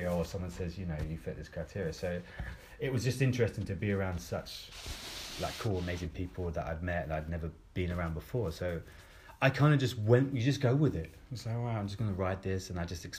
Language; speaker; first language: English; native; English